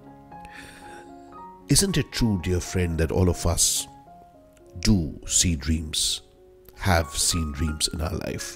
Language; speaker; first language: English; non-native, local second language; Hindi